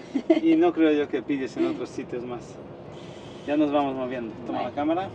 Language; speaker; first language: Spanish; native; Spanish